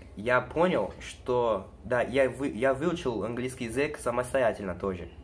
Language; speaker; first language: Russian; non-native, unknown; Portuguese